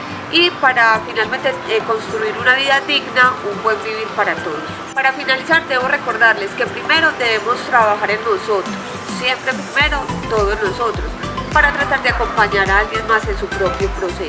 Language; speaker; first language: Spanish; native; Spanish